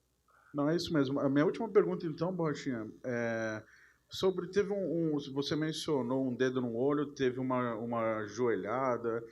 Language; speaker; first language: Portuguese; native; Portuguese